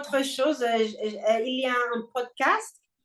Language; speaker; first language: French; non-native, learner; English